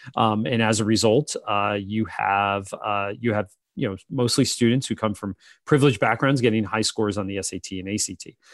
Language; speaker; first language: English; native; English